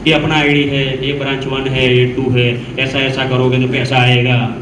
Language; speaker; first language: Hindi; non-native, local second language; Gujarati